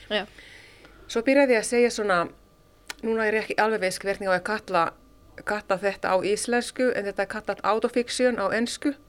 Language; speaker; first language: Icelandic; non-native, fluent; Finnish